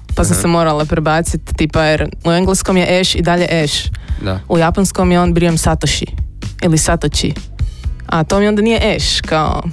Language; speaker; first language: Croatian; native; Croatian